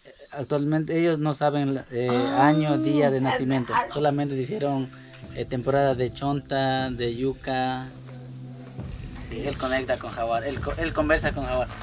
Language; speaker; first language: Spanish; non-native, local second language; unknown